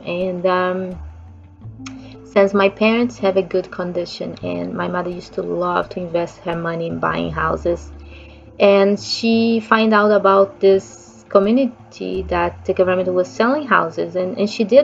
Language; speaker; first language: English; non-native, fluent; Portuguese